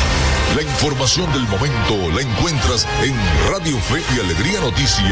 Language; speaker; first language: Spanish; native; Spanish